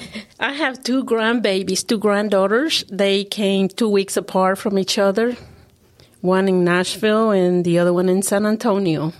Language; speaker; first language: English; non-native, fluent; Spanish